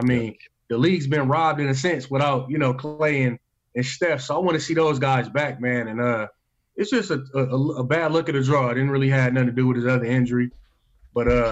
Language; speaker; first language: English; native; English